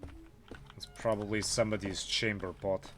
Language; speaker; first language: English; native; English